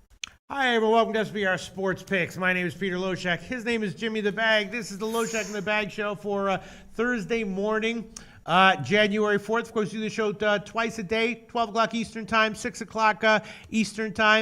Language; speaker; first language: English; native; English